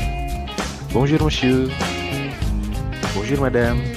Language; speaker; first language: French; non-native, learner; Indonesian